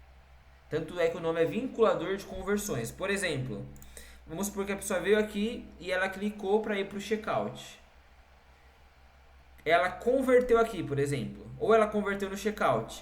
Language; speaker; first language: Portuguese; native; Portuguese